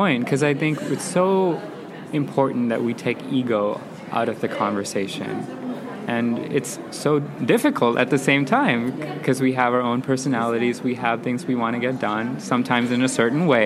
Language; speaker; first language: English; non-native, local second language; Sinhala